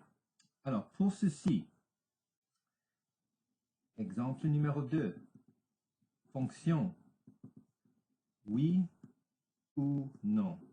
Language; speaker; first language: French; non-native, local second language; English